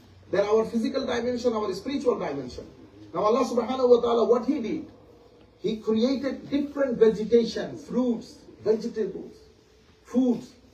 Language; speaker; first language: English; non-native, local second language; Bangla